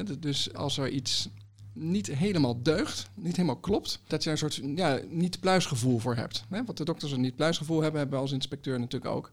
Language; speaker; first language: Dutch; native; Dutch